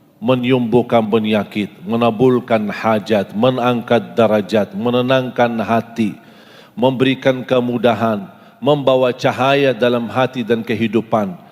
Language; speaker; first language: Indonesian; non-native, fluent; Arabic